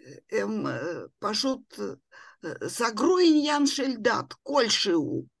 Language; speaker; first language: Hebrew; non-native, fluent; Russian